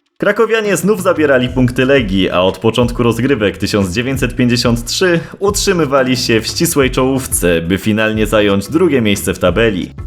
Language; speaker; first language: Polish; native; Polish